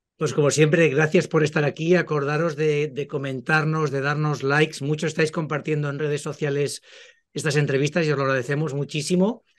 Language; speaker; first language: Spanish; native; Spanish